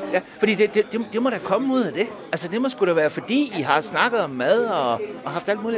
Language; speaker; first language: Danish; native; Danish